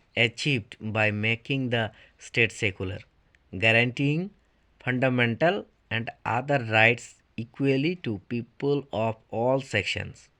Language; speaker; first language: English; non-native, local second language; Bangla